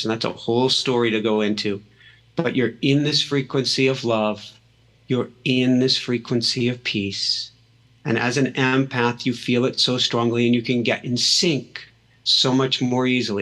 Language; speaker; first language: English; native; English